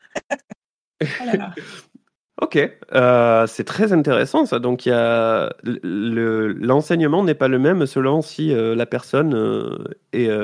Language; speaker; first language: English; non-native, fluent; French